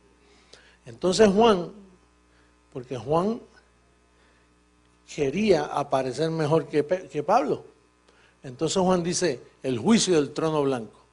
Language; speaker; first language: Spanish; native; Spanish